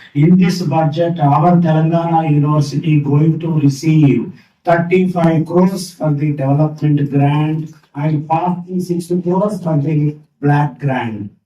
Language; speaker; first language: English; non-native, local second language; Telugu